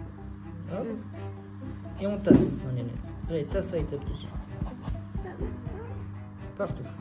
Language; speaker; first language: French; native; French